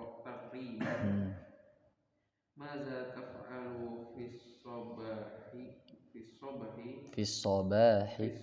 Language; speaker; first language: Arabic; non-native, learner; Indonesian